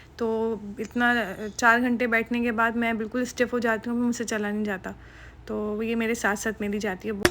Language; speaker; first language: Urdu; native; Urdu